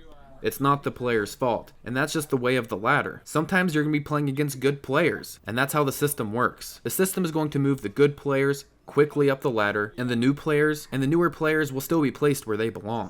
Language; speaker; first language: English; native; English